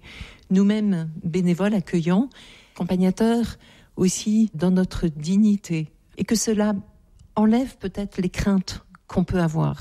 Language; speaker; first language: French; native; French